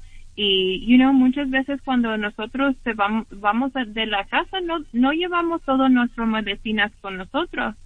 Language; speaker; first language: Spanish; early bilingual, heritage; English